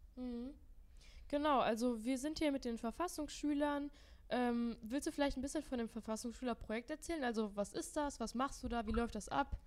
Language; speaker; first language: German; native; German